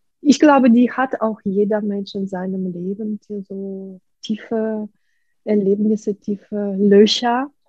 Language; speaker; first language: German; non-native, fluent; Russian